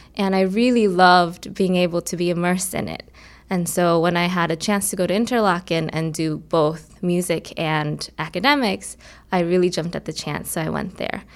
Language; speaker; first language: English; early bilingual, other home language; Korean